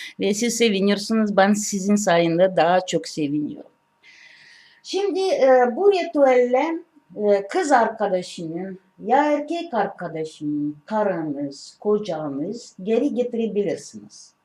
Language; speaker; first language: Turkish; non-native, learner; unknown